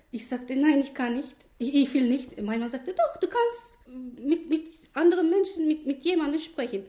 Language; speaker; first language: German; non-native, learner; Turkish